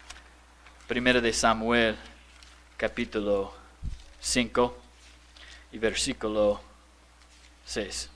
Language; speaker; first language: Spanish; non-native, fluent; English